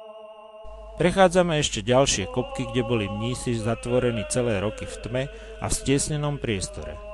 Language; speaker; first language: Slovak; native; Slovak